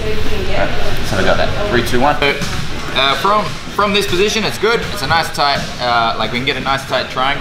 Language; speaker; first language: English; native; English